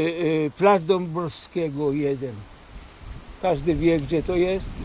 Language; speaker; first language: Polish; early bilingual, heritage; Polish